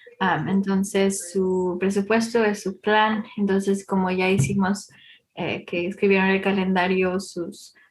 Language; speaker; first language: Spanish; early bilingual, heritage; Spanish